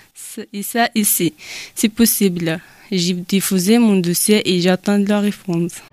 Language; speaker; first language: French; non-native, learner; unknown